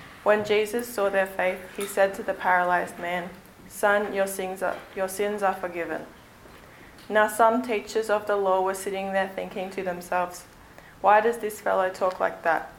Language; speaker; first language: English; native; English